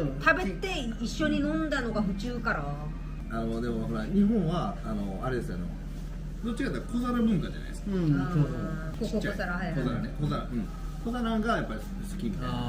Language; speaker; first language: Japanese; non-native, learner; Korean